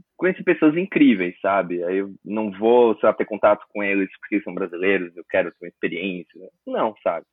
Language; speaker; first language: Portuguese; native; Portuguese